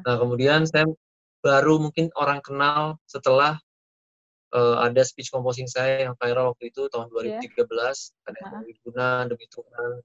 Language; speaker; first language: Indonesian; native; Indonesian